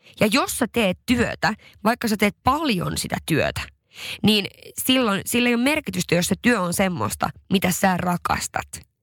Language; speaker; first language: Finnish; non-native, local second language; Swedish